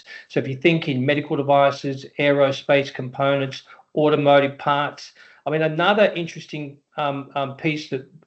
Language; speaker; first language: English; native; English